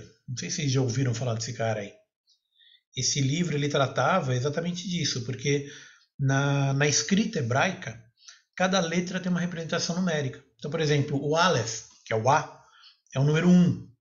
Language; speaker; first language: Portuguese; native; Portuguese